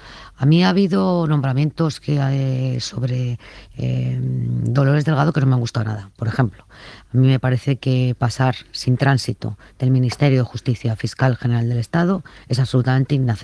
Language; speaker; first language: Spanish; native; Spanish